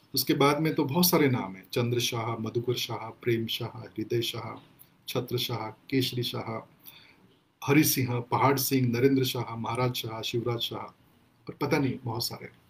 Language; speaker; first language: Hindi; non-native, local second language; Gondi